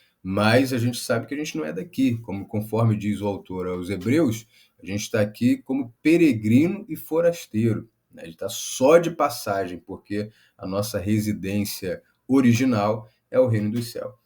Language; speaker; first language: Portuguese; native; Portuguese